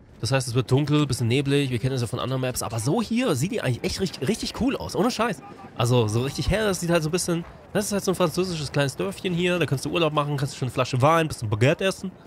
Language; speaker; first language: German; native; German